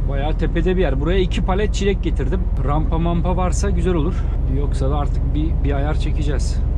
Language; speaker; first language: Turkish; native; Turkish